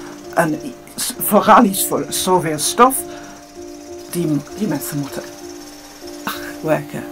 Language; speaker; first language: Dutch; non-native, local second language; French